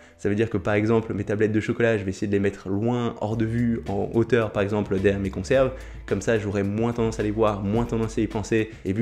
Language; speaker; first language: French; native; French